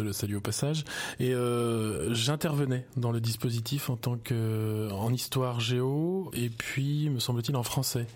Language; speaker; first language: French; native; French